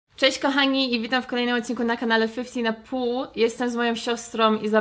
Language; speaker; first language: Polish; early bilingual, heritage; Polish